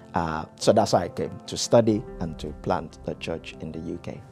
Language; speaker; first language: English; non-native, local second language; Yoruba